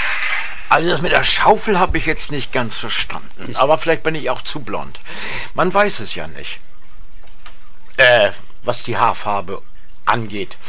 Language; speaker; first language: German; native; German